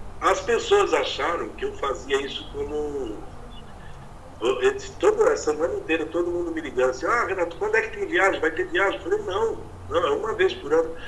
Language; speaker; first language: Portuguese; native; Portuguese